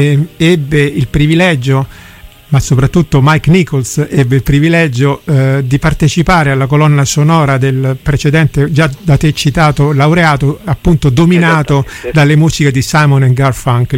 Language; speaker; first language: Italian; native; Italian